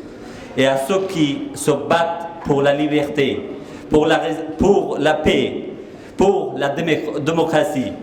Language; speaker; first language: French; non-native, fluent; Persian